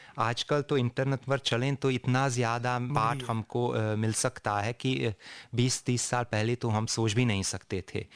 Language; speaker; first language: Hindi; non-native, fluent; Hungarian